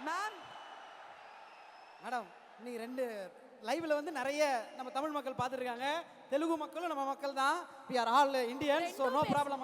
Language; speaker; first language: Tamil; native; Tamil